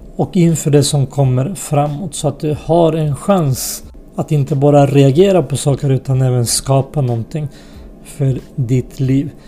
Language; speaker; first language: Swedish; early bilingual, other home language; Spanish